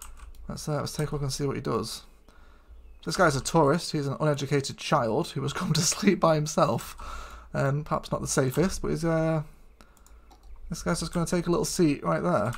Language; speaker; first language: English; native; English